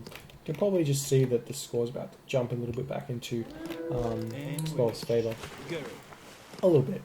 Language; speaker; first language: English; native; English